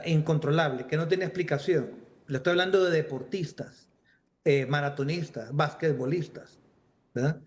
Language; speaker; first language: Spanish; native; Spanish